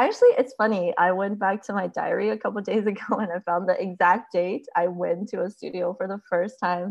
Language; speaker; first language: English; early bilingual, other home language; Chinese